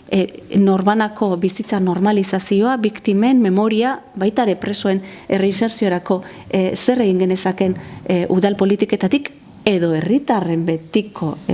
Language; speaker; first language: Basque; native; Basque